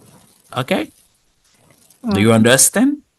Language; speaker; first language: English; non-native, fluent; Haitian Creole